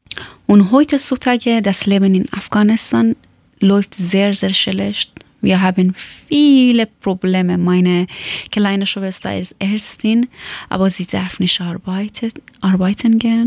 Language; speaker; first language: German; non-native, learner; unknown